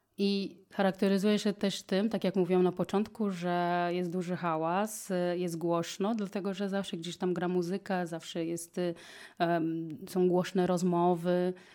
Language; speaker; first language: Polish; non-native, fluent; Portuguese